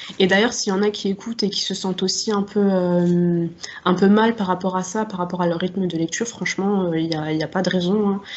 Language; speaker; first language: French; native; French